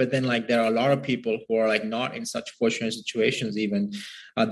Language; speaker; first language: English; non-native, local second language; Sinhala